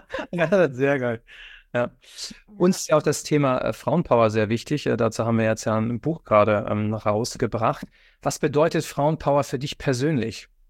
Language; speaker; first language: German; native; German